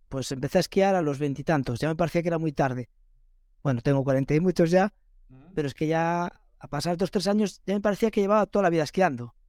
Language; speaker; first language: Spanish; native; Spanish